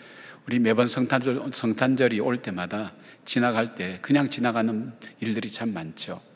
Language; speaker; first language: Korean; native; Korean